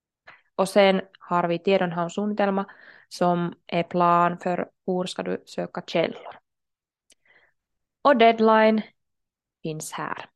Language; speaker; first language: Swedish; non-native, local second language; Finnish